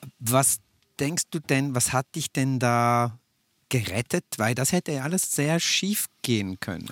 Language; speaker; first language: German; native; German